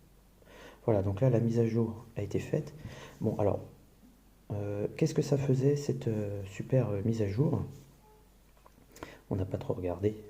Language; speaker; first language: French; native; French